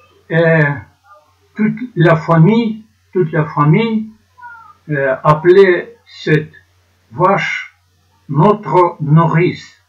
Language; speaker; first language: French; non-native, learner; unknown